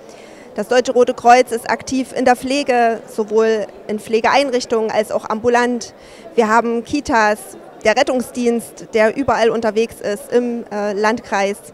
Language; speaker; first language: German; native; German